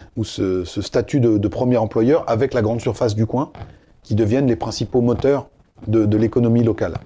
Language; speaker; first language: French; native; French